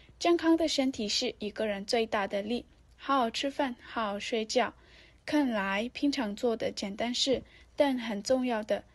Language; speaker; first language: Chinese; non-native, learner; Vietnamese